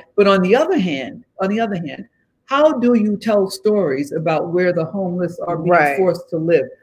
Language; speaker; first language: English; native; English